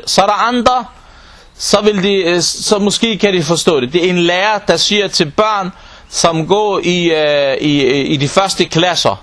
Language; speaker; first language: Danish; non-native, local second language; Arabic